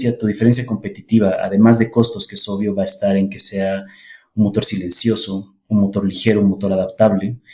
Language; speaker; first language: Spanish; native; Spanish